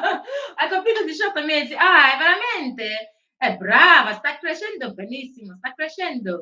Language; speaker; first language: Italian; non-native, learner; Igbo